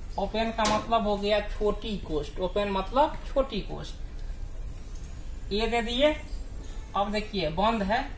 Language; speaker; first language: Hindi; native; Hindi